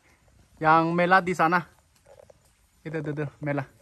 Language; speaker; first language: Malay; non-native, fluent; Chinese